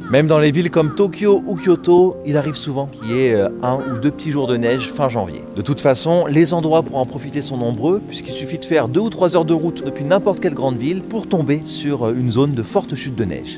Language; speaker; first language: French; native; French